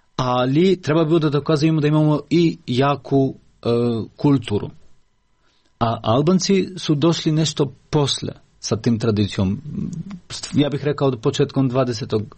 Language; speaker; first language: Croatian; non-native, fluent; Albanian